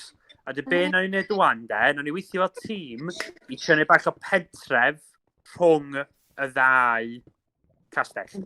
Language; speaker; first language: Welsh; native; Welsh